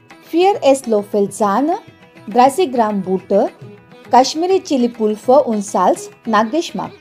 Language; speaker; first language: German; non-native, learner; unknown